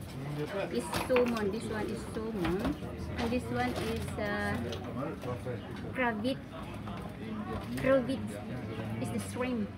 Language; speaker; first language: English; non-native, local second language; Filipino